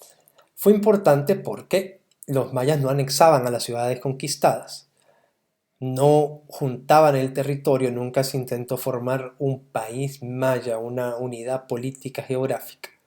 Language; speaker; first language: Spanish; native; Spanish